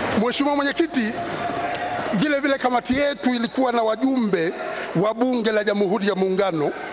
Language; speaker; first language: Swahili; native; Swahili